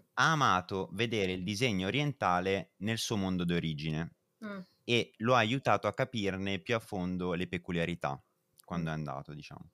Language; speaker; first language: Italian; native; Italian